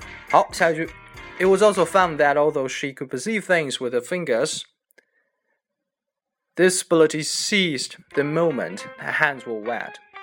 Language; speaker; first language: English; non-native, fluent; Chinese